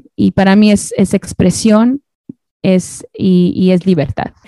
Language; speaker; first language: Spanish; native; Spanish